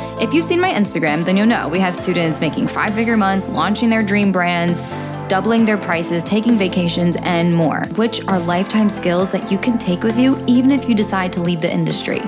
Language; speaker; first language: English; native; English